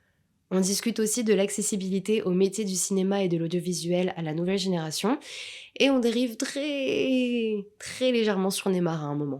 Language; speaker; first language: French; native; French